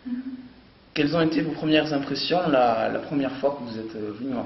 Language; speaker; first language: French; native; French